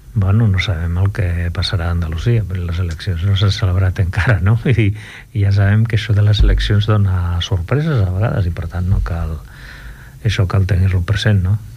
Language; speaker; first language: Catalan; non-native, local second language; Spanish